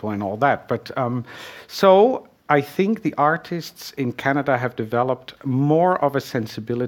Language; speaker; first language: English; non-native, fluent; Dutch